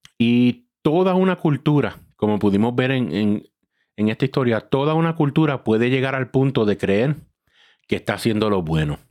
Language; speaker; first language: Spanish; early bilingual, heritage; Spanish